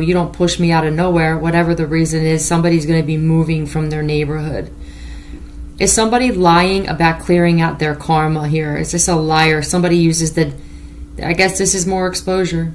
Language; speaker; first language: English; native; English